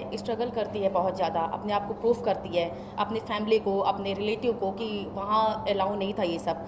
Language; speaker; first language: Hindi; native; Hindi